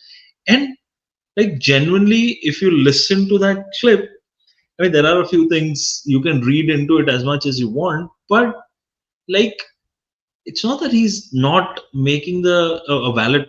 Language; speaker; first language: English; non-native, local second language; Hindi